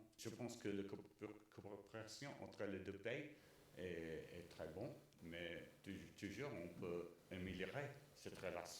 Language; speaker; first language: French; non-native, learner; English